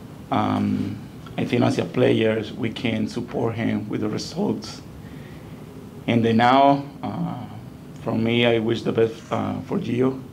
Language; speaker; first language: English; non-native, fluent; Spanish